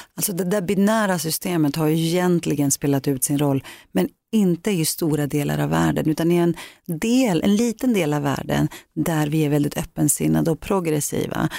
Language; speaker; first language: Swedish; early bilingual, other home language; Greek